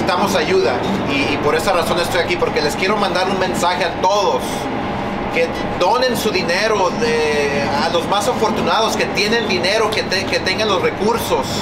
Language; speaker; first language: Spanish; early bilingual, heritage; Spanish